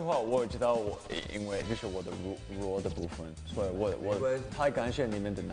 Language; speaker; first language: Chinese; non-native, learner; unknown